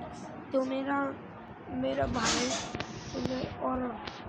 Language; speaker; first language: Hindi; non-native, learner; Bangla